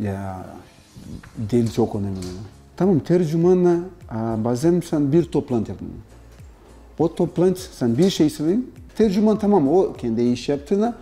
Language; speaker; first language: Turkish; non-native, learner; Portuguese